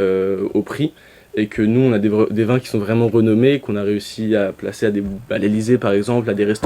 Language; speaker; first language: French; native; French